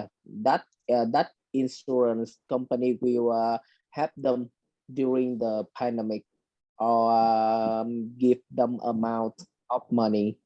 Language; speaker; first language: English; non-native, learner; Vietnamese